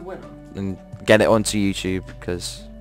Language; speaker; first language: English; native; English